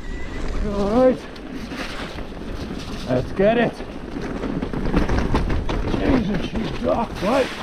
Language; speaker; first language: English; native; English